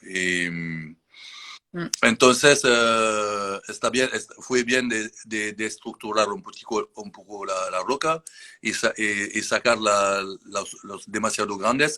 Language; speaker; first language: Spanish; non-native, learner; French